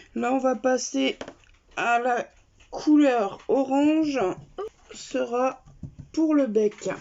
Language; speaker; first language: French; native; French